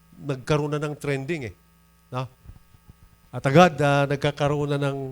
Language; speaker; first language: Filipino; non-native, local second language; Masbatenyo